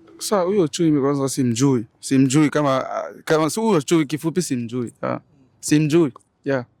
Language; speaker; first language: Swahili; native; Swahili